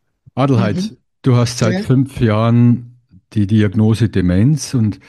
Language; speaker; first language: German; native; German